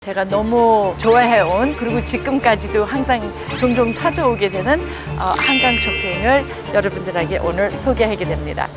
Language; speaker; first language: Korean; early bilingual, heritage; Korean